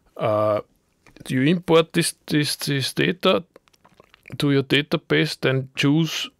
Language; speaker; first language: English; non-native, learner; German